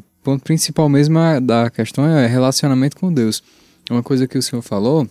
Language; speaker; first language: Portuguese; native; Portuguese